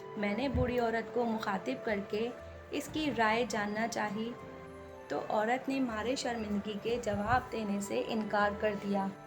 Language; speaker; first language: Urdu; non-native, local second language; Punjabi